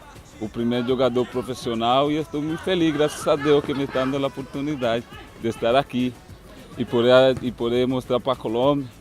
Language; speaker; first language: Portuguese; non-native, fluent; Spanish